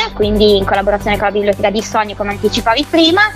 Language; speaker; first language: Italian; native; Italian